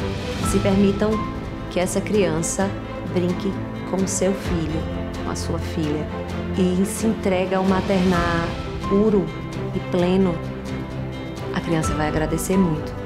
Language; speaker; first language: Portuguese; native; Portuguese